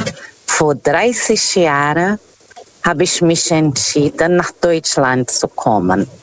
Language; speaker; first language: German; non-native, learner; Portuguese